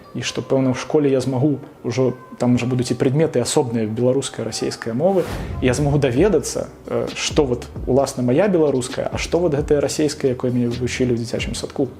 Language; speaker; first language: Belarusian; non-native, local second language; Russian